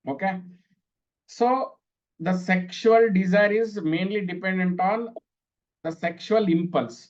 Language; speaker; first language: English; non-native, local second language; Kannada